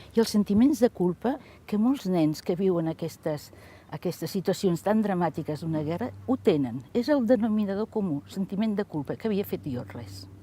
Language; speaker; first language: Catalan; native; Catalan